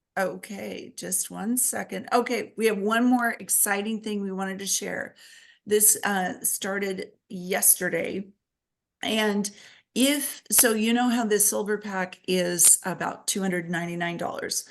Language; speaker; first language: English; native; English